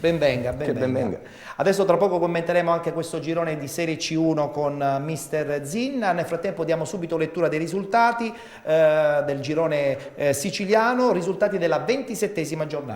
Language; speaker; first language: Italian; native; Italian